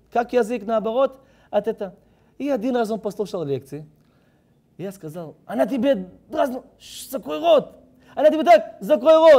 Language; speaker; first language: Russian; non-native, learner; Hebrew